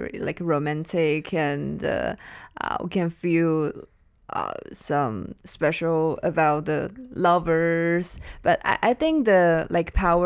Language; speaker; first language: English; non-native, learner; Chinese